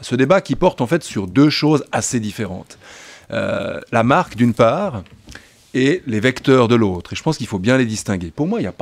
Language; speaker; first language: French; native; French